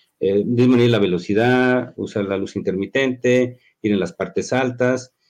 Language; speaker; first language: Spanish; native; Spanish